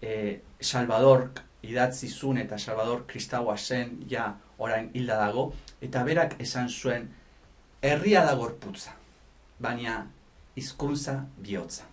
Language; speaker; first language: Basque; non-native, fluent; Spanish